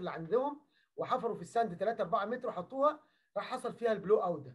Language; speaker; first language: Arabic; native; Arabic